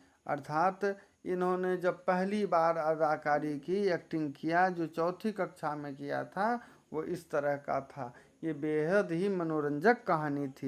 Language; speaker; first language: Hindi; native; Hindi